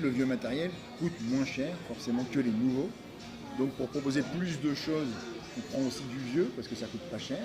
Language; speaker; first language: French; native; French